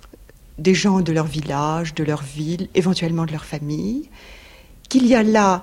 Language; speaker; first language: French; native; French